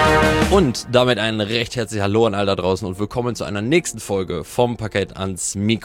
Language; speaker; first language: German; native; German